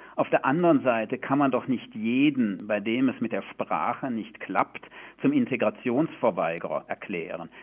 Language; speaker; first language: German; native; German